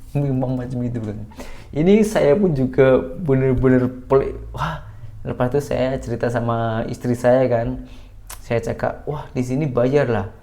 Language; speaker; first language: Indonesian; native; Indonesian